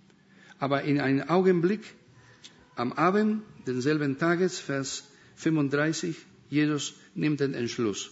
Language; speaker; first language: German; non-native, fluent; Spanish